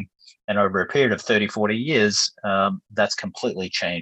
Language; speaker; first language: English; native; English